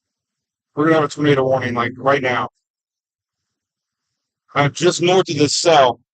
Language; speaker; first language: English; native; English